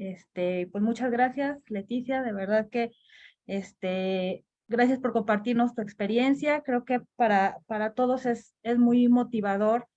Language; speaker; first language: Spanish; native; Spanish